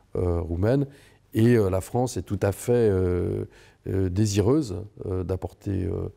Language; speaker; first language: French; native; French